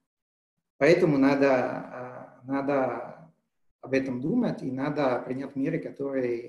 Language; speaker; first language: Russian; non-native, fluent; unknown